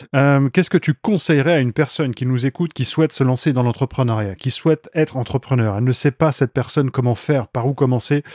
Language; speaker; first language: French; native; French